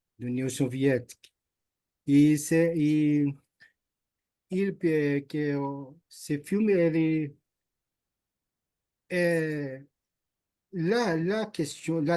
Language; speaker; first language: French; non-native, learner; Portuguese